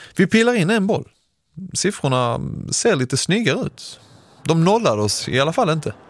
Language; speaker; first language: Swedish; early bilingual, other home language; Persian